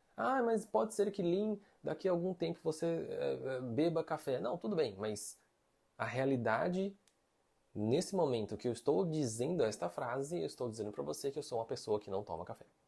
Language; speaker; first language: Portuguese; non-native, fluent; Chinese